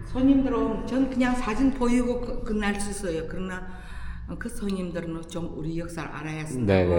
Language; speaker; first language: Korean; early bilingual, heritage; Korean